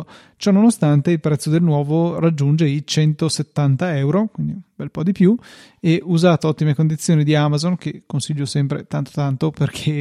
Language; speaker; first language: Italian; native; Italian